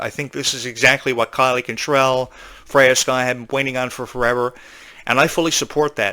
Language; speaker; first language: English; native; English